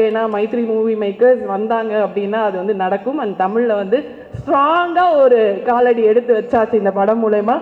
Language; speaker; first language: Tamil; native; Tamil